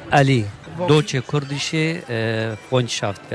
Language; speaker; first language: German; non-native, learner; Kurdish